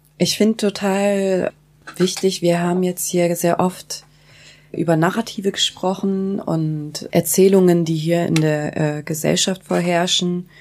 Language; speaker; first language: German; early bilingual, other home language; Kurdish